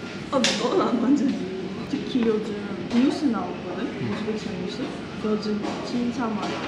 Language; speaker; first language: Korean; non-native, learner; Uzbek